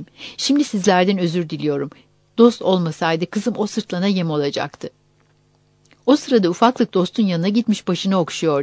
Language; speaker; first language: Turkish; native; Turkish